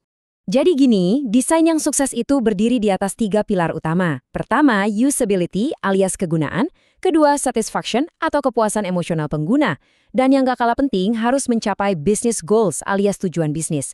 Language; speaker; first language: Indonesian; native; Indonesian